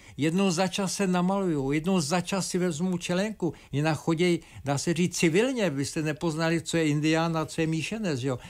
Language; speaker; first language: Czech; native; Czech